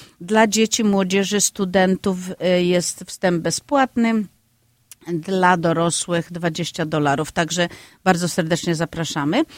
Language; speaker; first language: Polish; native; Polish